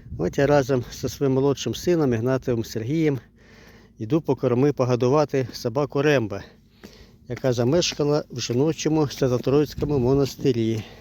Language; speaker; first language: Ukrainian; native; Ukrainian